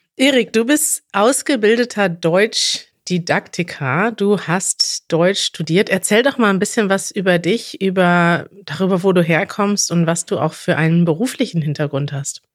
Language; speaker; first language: German; native; German